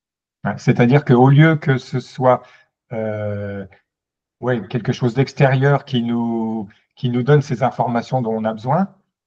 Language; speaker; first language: French; native; French